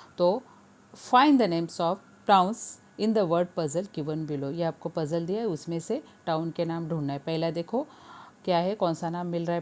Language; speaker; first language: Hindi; non-native, local second language; Marathi